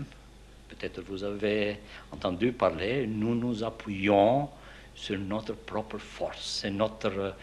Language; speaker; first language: French; non-native, fluent; Albanian